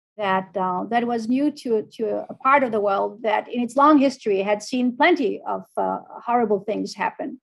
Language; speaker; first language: English; non-native, fluent; Arabic